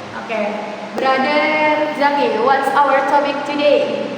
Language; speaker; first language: English; non-native, learner; Indonesian